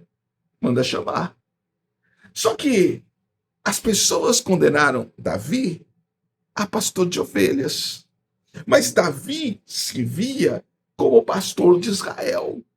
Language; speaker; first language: Portuguese; native; Portuguese